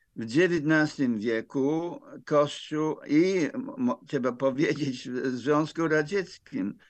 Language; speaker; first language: Polish; non-native, fluent; English